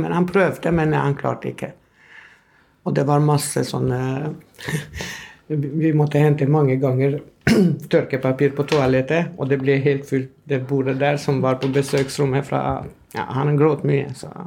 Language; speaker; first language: Norwegian; non-native, fluent; Albanian